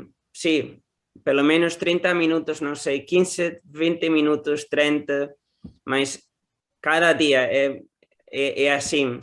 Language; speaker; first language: Portuguese; non-native, learner; Spanish